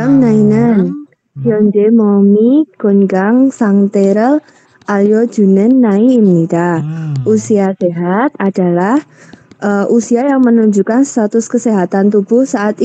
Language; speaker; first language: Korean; non-native, learner; Indonesian